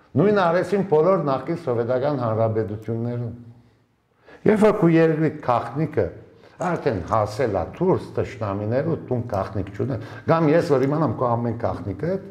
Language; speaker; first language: Armenian; early bilingual, heritage; Armenian